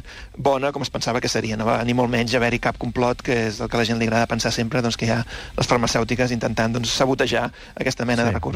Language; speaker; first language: Catalan; native; Catalan